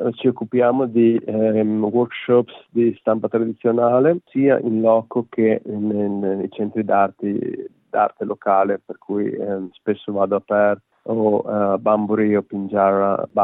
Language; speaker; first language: Italian; native; Italian